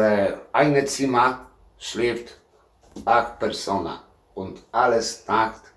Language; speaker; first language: German; non-native, learner; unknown